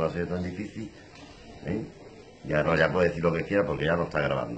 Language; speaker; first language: Spanish; native; Spanish